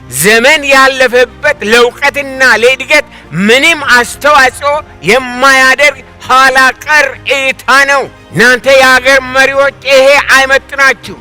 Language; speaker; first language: Amharic; non-native, local second language; Oromo